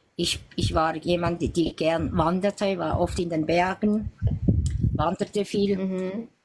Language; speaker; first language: German; native; German